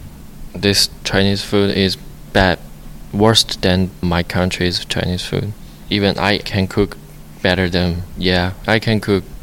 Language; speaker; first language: English; non-native, learner; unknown